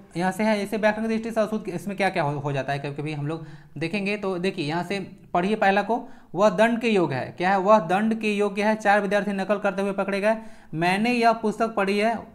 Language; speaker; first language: Hindi; native; Hindi